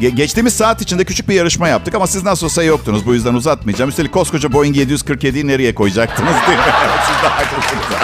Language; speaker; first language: Turkish; native; Turkish